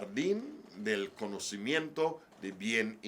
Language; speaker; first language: Spanish; non-native, learner; English